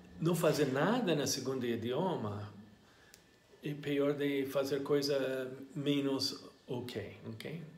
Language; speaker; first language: Portuguese; non-native, learner; English